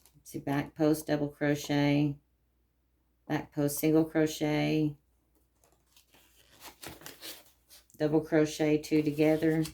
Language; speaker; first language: English; native; English